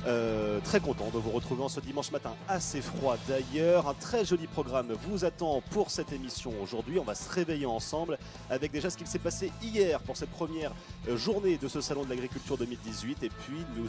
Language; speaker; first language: French; native; French